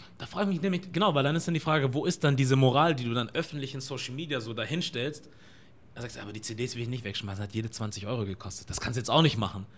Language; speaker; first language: German; native; German